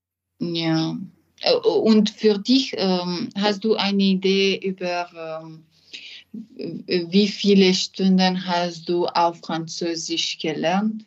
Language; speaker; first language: German; non-native, learner; French